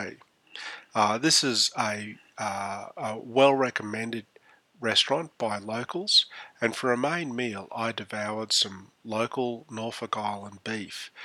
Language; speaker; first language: English; native; English